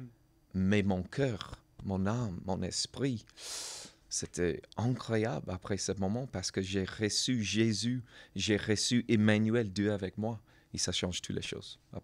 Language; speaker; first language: French; non-native, learner; English